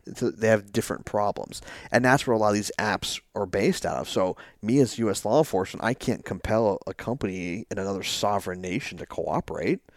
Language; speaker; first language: English; native; English